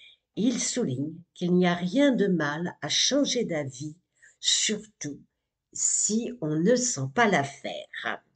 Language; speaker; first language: French; native; French